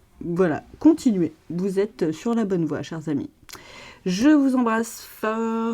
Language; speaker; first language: French; native; French